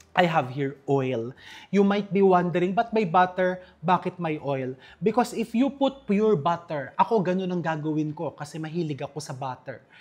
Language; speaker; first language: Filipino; native; Filipino